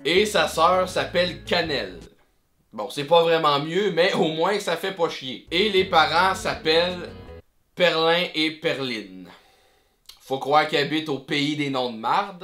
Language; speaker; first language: French; native; French